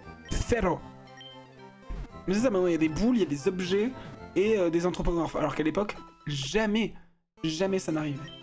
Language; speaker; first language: French; native; French